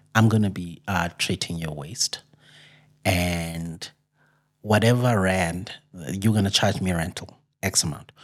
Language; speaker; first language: English; non-native, local second language; Xhosa